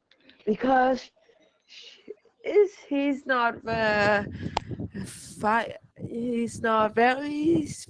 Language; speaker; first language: English; non-native, learner; Vietnamese